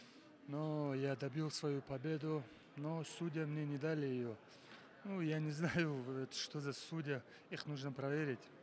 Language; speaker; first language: Russian; non-native, local second language; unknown